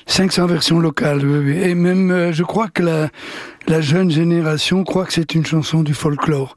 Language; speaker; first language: French; early bilingual, other home language; Italian